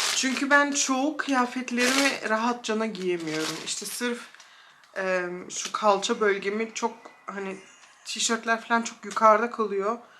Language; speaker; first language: Turkish; early bilingual, heritage; Turkish